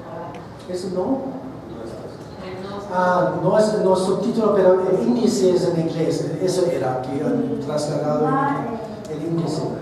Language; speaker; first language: Spanish; non-native, fluent; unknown